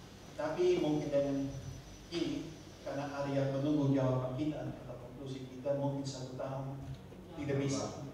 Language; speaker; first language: Indonesian; non-native, fluent; Dutch